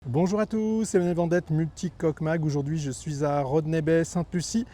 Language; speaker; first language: French; native; French